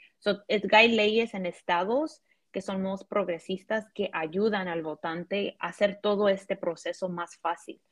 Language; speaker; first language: Spanish; early bilingual, heritage; Spanish